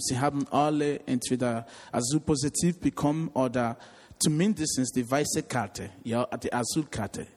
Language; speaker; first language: German; non-native, learner; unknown